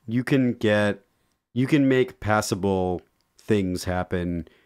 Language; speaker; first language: English; native; English